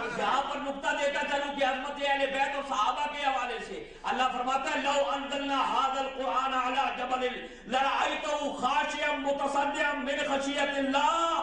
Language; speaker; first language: Urdu; non-native, local second language; Pashto